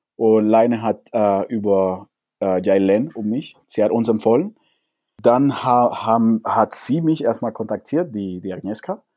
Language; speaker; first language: German; non-native, fluent; Spanish